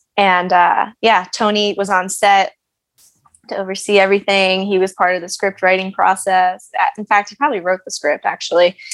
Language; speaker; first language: English; native; English